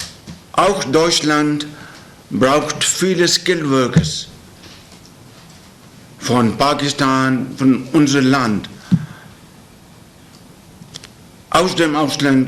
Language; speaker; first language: German; non-native, learner; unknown